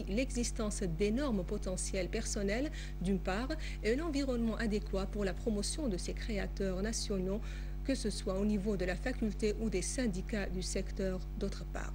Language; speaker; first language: French; non-native, fluent; Arabic